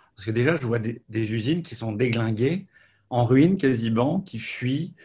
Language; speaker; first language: French; native; French